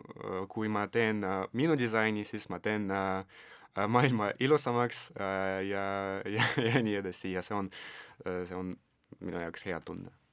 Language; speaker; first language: Estonian; non-native, local second language; Russian